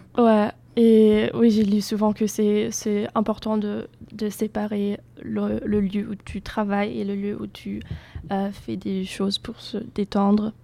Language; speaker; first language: French; non-native, fluent; German